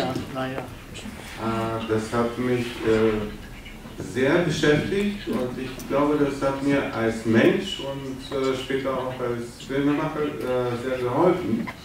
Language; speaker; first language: German; non-native, fluent; Bulgarian